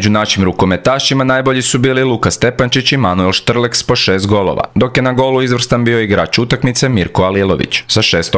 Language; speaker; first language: Croatian; native; Croatian